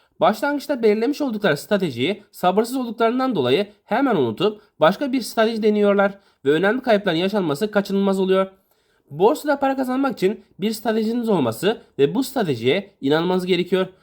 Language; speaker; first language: Turkish; native; Turkish